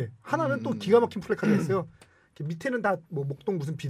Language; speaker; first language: Korean; native; Korean